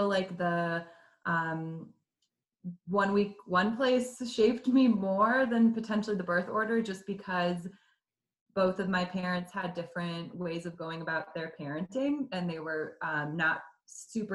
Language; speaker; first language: English; native; English